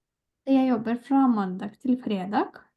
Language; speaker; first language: Norwegian; non-native, fluent; Lithuanian